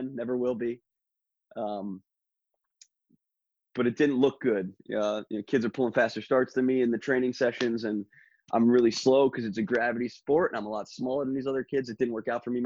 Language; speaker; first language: English; native; English